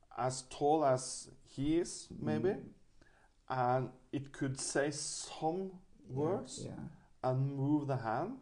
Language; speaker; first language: English; non-native, fluent; Norwegian